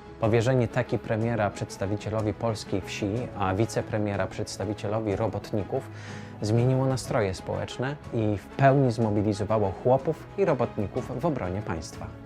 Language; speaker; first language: Polish; native; Polish